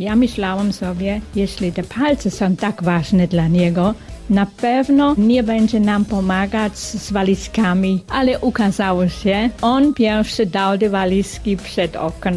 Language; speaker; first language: Polish; non-native, fluent; German